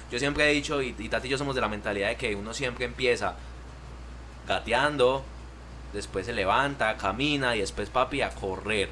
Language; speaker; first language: Spanish; native; Spanish